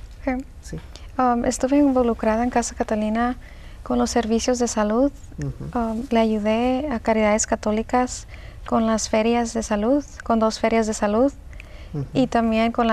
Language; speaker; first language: Spanish; early bilingual, heritage; Spanish